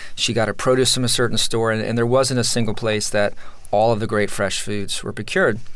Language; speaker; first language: English; native; English